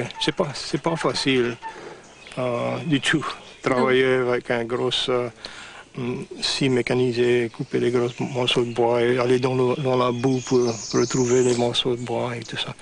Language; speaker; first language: French; non-native, local second language; English